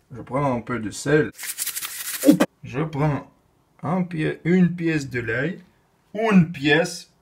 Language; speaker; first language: French; non-native, learner; Russian